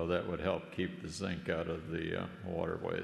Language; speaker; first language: English; native; English